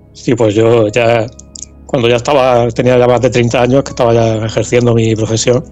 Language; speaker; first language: Spanish; native; Spanish